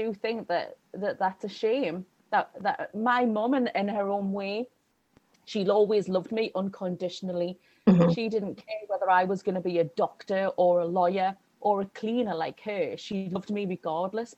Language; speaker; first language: English; native; English